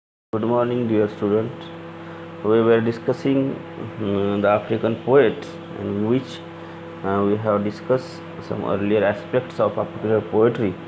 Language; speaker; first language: English; non-native, local second language; Marathi